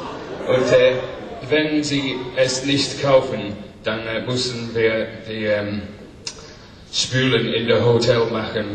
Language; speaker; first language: German; non-native, learner; English